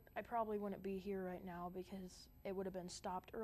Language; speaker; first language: English; native; English